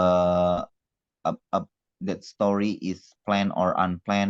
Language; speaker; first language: English; non-native, learner; Indonesian